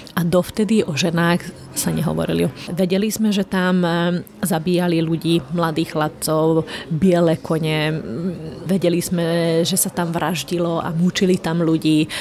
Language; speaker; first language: Slovak; non-native, local second language; Hungarian